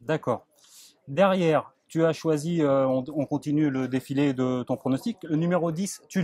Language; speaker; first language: French; native; French